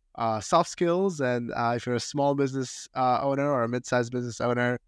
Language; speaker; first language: English; non-native, local second language; Hindi